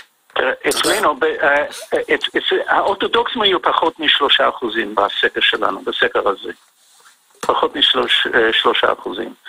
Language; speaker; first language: Hebrew; non-native, fluent; English